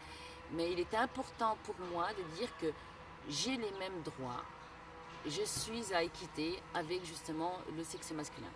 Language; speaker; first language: French; early bilingual, other home language; Kabyle